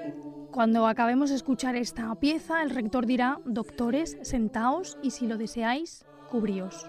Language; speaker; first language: Spanish; native; Spanish